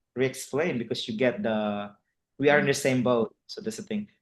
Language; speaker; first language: English; non-native, fluent; Indonesian